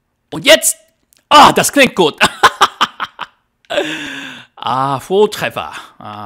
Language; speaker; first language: German; non-native, learner; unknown